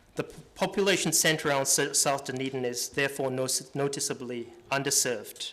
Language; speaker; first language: English; native; English